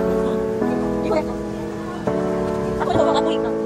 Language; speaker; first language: Korean; non-native, learner; Filipino